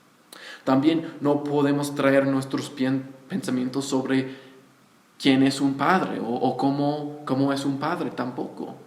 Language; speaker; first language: Spanish; non-native, fluent; English